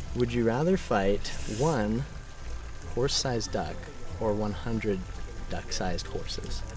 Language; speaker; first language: English; native; English